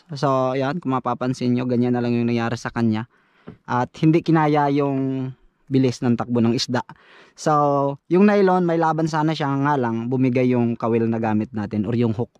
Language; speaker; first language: Filipino; non-native, local second language; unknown